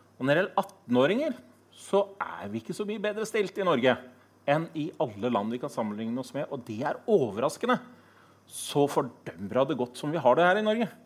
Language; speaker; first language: Norwegian; native; Norwegian